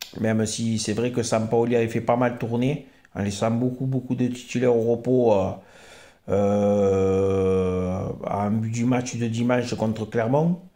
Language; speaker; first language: French; native; French